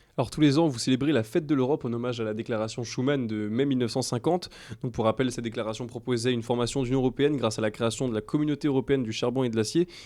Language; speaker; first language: French; native; French